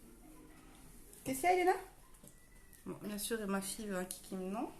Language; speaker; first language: French; native; French